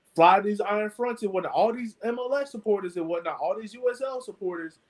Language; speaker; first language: English; native; English